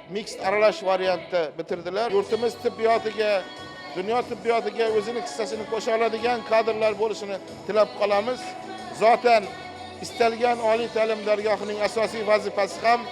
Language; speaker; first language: Uzbek; native; Uzbek